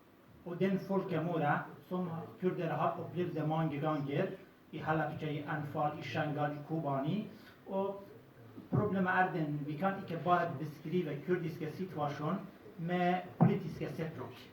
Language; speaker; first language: Norwegian; non-native, fluent; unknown